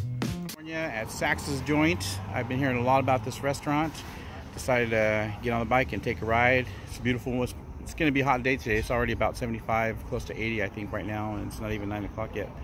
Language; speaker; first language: English; native; English